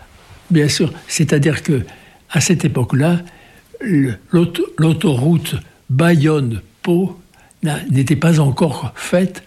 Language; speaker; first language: French; native; French